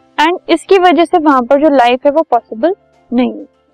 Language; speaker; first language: Hindi; native; Hindi